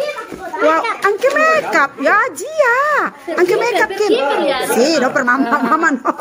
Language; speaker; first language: Italian; non-native, learner; Indonesian